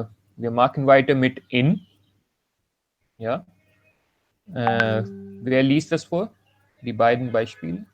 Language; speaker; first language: German; non-native, learner; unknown